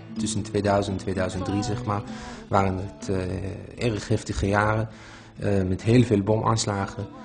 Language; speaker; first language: Dutch; non-native, fluent; Hebrew